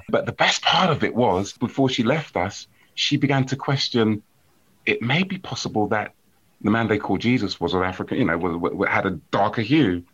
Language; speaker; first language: English; native; English